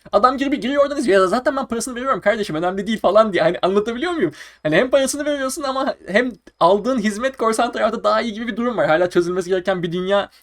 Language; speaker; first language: Turkish; native; Turkish